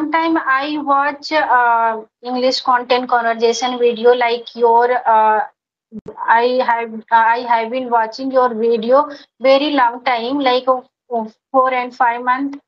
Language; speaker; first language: English; non-native, learner; Hindi